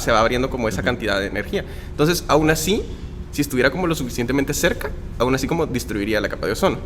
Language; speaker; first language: Spanish; native; Spanish